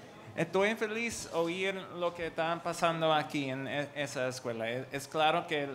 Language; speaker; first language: Spanish; non-native, learner; English